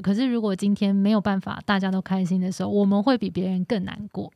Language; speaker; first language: Chinese; native; Chinese